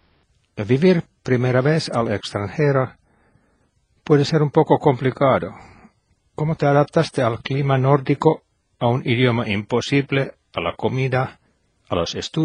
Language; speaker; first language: Spanish; non-native, fluent; Finnish